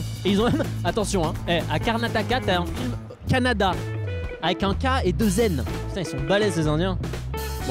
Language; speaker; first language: French; native; French